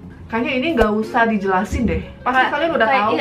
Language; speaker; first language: Indonesian; early bilingual, heritage; Korean